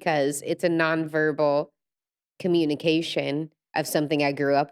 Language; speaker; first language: English; native; English